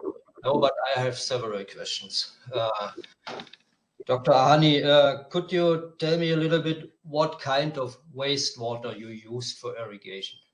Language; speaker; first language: English; non-native, fluent; German